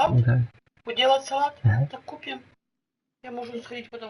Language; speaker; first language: Czech; non-native, learner; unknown